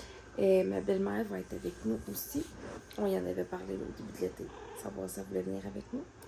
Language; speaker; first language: French; native; French